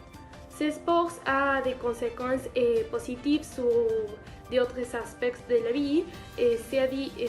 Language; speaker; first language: French; non-native, learner; Spanish